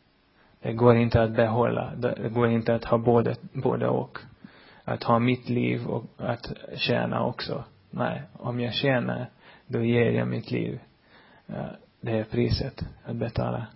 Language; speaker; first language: Swedish; non-native, fluent; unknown